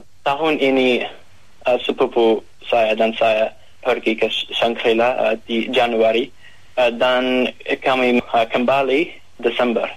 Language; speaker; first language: Indonesian; non-native, learner; English